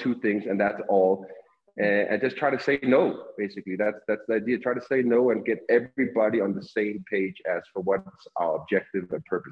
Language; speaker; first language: English; non-native, fluent; Danish